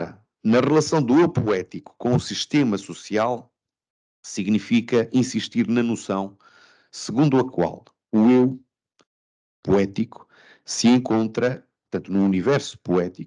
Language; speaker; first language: Portuguese; native; Portuguese